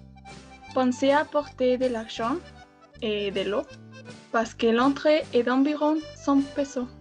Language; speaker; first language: French; non-native, learner; Spanish